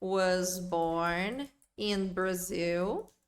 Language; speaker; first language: English; non-native, fluent; Portuguese